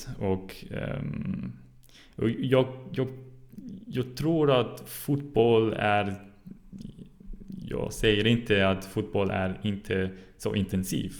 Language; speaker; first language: Swedish; non-native, learner; German